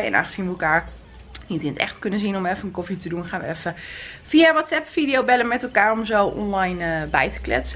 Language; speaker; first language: Dutch; native; Dutch